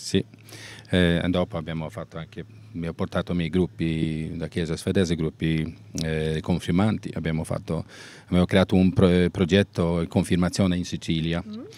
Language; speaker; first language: Italian; non-native, learner; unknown